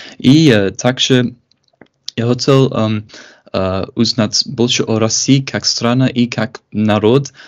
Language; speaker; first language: Russian; non-native, fluent; English